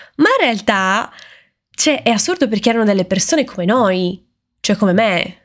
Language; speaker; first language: Italian; native; Italian